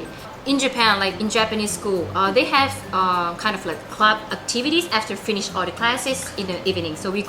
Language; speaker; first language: English; non-native, fluent; Japanese